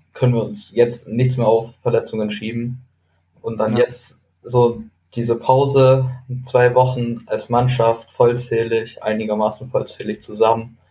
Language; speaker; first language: German; native; German